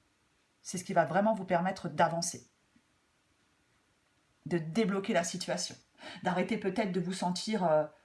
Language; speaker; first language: French; native; French